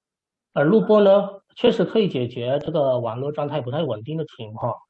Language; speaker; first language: Chinese; native; Chinese